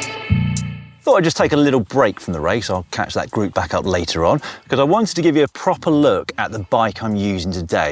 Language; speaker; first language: English; native; English